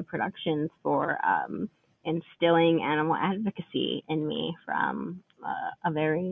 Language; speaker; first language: English; native; English